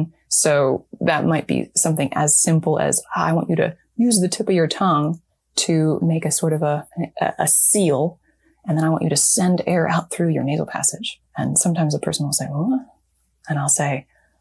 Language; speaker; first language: English; native; English